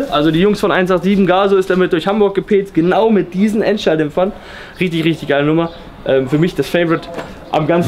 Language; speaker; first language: German; native; German